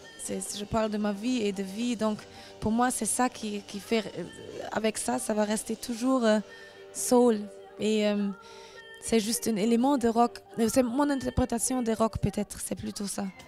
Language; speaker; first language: French; non-native, learner; German